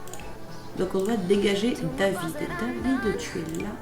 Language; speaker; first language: French; native; French